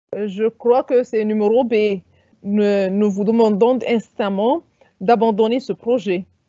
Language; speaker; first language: French; non-native, fluent; Arabic